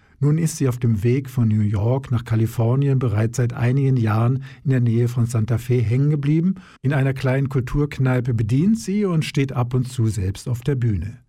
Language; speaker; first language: German; native; German